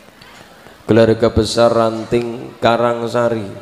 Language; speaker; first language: Indonesian; non-native, local second language; Javanese